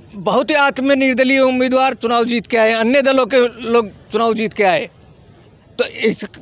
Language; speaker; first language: Hindi; native; Hindi